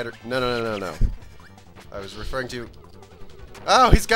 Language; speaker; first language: English; native; English